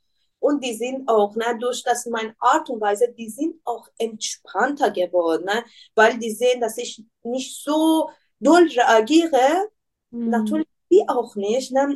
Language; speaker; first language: German; non-native, learner; Persian